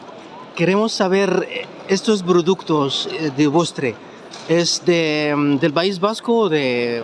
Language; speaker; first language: Spanish; non-native, learner; Arabic